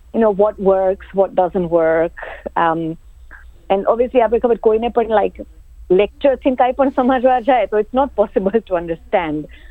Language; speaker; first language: English; non-native, local second language; Gujarati